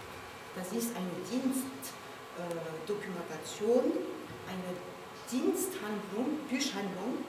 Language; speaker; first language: German; non-native, learner; French